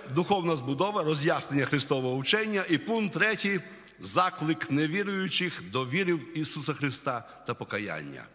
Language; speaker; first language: Ukrainian; native; Ukrainian